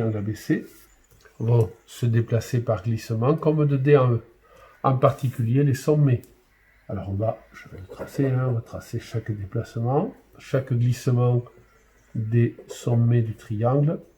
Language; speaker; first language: French; native; French